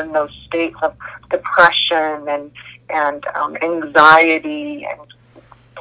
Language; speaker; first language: English; native; English